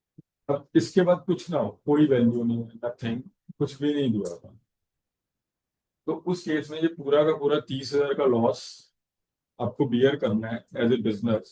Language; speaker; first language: Hindi; native; Hindi